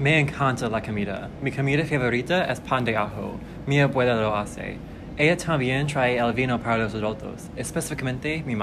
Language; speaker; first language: Spanish; non-native, learner; English